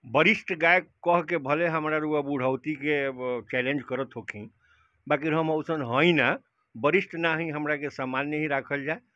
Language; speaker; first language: Hindi; native; Hindi